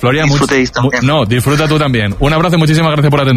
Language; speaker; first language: Spanish; native; Spanish